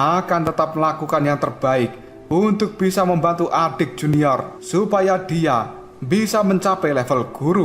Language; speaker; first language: Indonesian; native; Indonesian